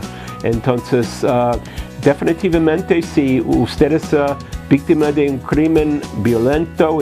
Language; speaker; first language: Spanish; non-native, fluent; English